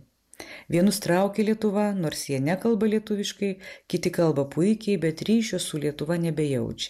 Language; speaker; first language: Lithuanian; native; Lithuanian